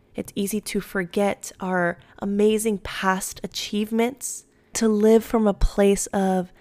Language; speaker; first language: English; early bilingual, other home language; Spanish